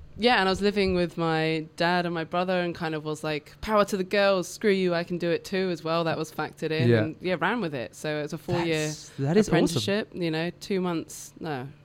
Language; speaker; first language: English; native; English